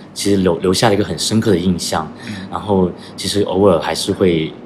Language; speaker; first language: Chinese; native; Chinese